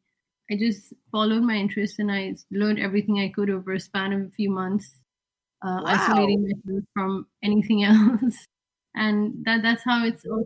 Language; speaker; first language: English; non-native, local second language; Hindi